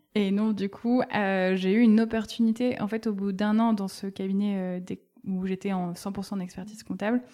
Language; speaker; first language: French; native; French